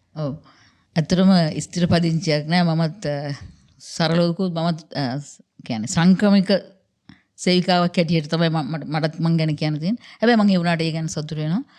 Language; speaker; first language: Sinhala; native; Sinhala